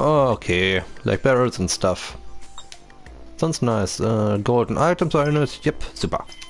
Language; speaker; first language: English; non-native, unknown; German